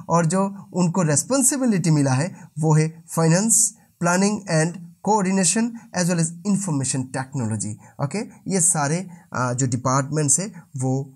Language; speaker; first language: Hindi; non-native, local second language; Bangla